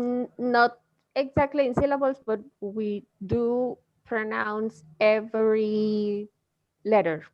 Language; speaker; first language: English; non-native, fluent; Spanish